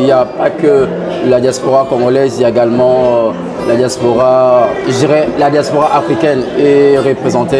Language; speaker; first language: French; early bilingual, other home language; Lingala